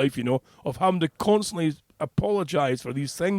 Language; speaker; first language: English; native; English